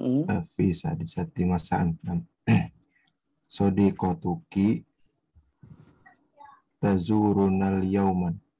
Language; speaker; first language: Arabic; non-native, learner; Indonesian